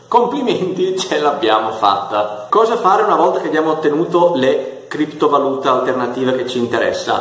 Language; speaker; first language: Italian; native; Italian